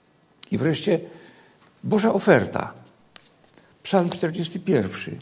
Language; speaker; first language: Polish; native; Polish